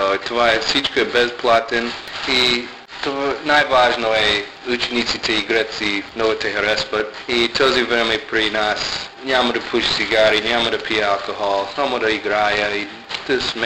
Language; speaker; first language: Bulgarian; non-native, learner; English